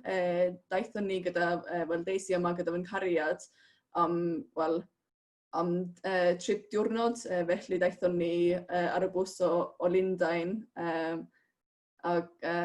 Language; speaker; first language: Welsh; non-native, fluent; Estonian